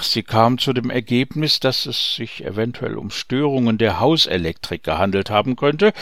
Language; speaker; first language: German; native; German